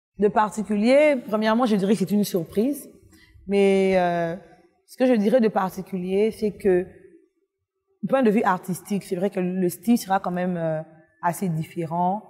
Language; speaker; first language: French; non-native, local second language; Lingala